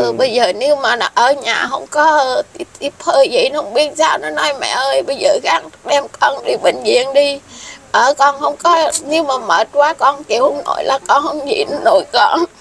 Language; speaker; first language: Vietnamese; non-native, local second language; Khmer